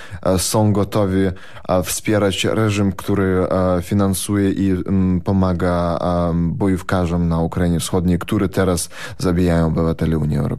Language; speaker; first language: Polish; non-native, fluent; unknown